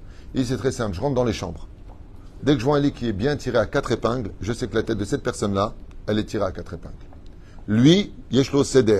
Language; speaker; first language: French; native; French